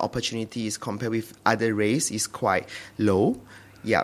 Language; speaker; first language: English; non-native, local second language; Chinese